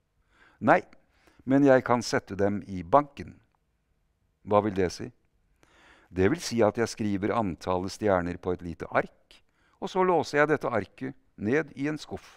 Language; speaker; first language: Norwegian; native; Norwegian